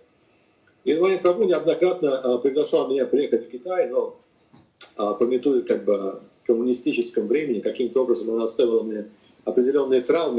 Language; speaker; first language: Russian; native; Russian